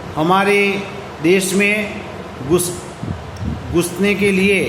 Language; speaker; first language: Hindi; non-native, local second language; Gujarati